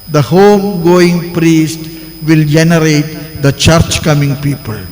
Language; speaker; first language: English; non-native, local second language; Malayalam